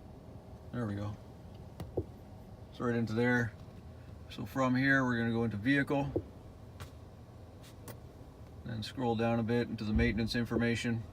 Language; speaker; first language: English; native; English